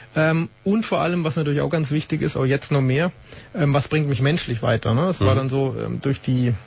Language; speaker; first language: German; native; German